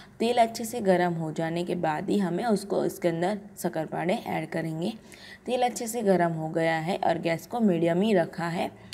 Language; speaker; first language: Hindi; non-native, local second language; Gujarati